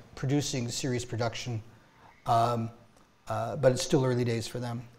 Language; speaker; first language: English; native; English